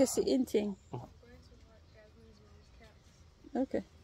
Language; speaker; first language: Danish; non-native, fluent; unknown